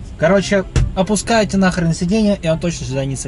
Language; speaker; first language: Russian; native; Russian